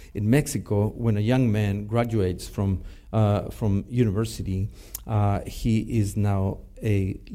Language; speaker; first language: English; non-native, fluent; Spanish